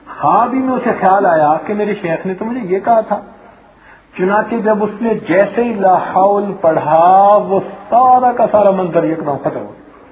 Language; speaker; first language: Urdu; non-native, local second language; Punjabi